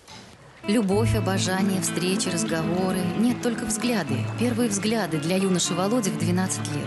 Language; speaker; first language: Russian; native; Russian